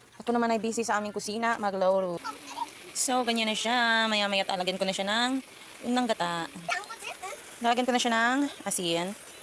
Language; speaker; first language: Filipino; native; Filipino